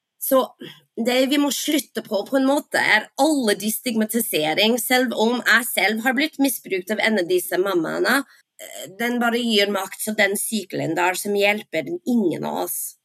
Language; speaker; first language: Norwegian; non-native, fluent; English